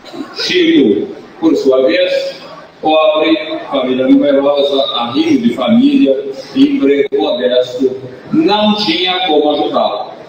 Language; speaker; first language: Portuguese; native; Portuguese